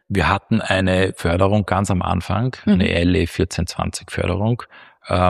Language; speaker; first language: German; native; German